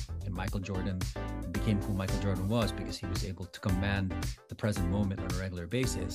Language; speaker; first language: English; non-native, local second language; Filipino